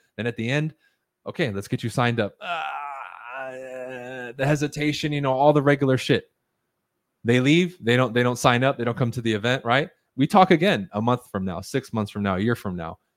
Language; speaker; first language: English; early bilingual, other home language; Spanish